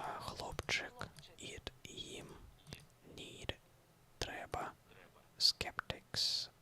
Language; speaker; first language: Ukrainian; non-native, learner; Russian